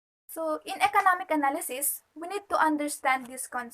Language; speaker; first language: English; non-native, local second language; Filipino